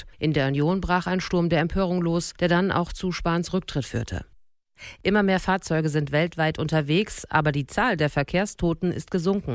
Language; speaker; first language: German; native; German